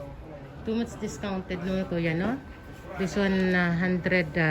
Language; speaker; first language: English; non-native, learner; Filipino